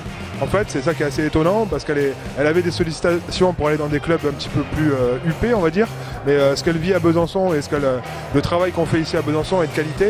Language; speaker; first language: French; native; French